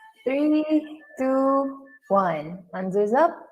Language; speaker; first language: English; non-native, local second language; Filipino